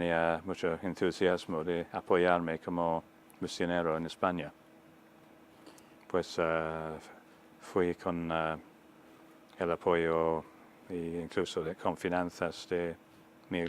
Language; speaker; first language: Spanish; non-native, fluent; English